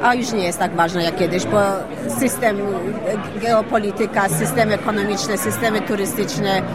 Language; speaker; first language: Polish; early bilingual, heritage; Polish